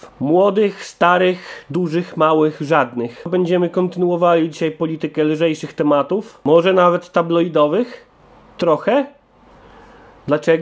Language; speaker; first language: Polish; native; Polish